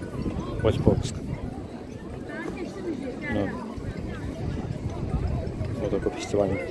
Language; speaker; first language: Russian; non-native, local second language; Azerbaijani